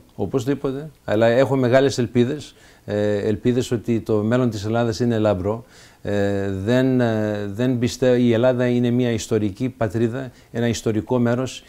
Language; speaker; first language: Greek; early bilingual, heritage; Greek